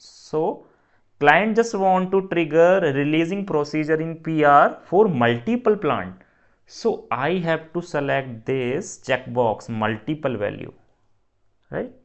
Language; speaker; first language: English; non-native, local second language; Hindi